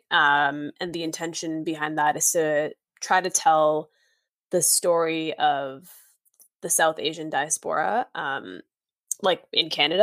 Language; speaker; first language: English; native; English